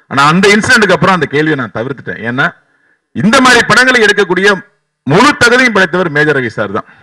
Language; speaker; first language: Tamil; native; Tamil